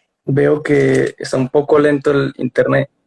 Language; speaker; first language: Spanish; native; Spanish